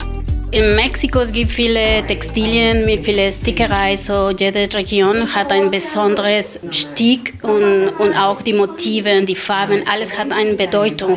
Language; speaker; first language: German; non-native, learner; Spanish